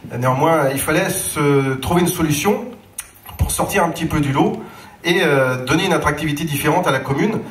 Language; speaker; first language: French; native; French